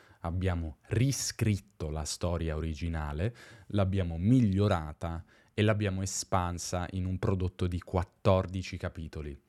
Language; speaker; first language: Italian; native; Italian